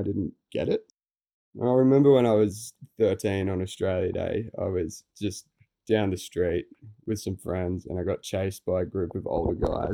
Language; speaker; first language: English; native; English